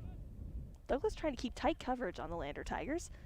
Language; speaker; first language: English; native; English